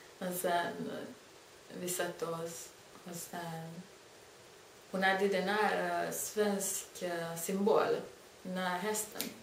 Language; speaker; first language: Swedish; non-native, fluent; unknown